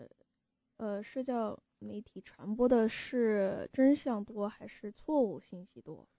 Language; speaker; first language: Chinese; early bilingual, heritage; Chinese